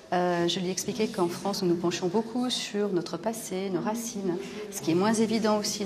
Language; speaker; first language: French; native; French